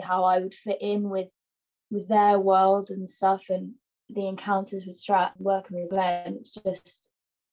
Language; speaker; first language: English; native; English